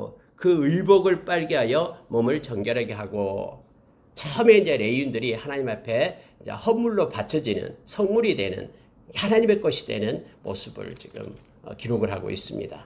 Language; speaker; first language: Korean; native; Korean